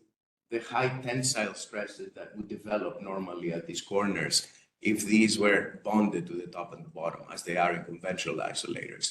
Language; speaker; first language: English; non-native, fluent; Greek